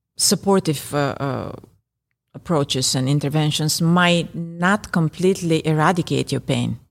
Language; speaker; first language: English; non-native, fluent; Bulgarian